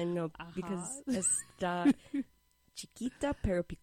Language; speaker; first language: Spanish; non-native, learner; English